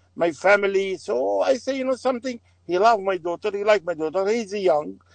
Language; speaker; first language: English; non-native, learner; Arabic